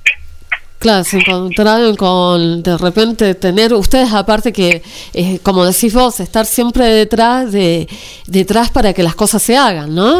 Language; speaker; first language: Spanish; native; Spanish